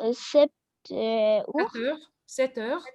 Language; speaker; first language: French; non-native, fluent; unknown